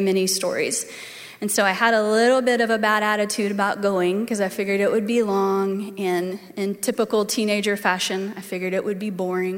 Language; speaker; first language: English; native; English